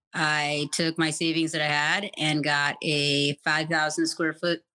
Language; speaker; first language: English; native; English